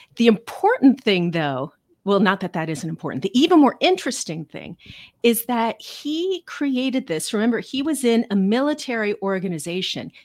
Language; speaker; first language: English; native; English